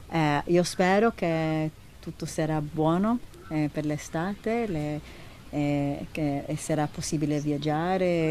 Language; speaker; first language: Italian; non-native, learner; Hebrew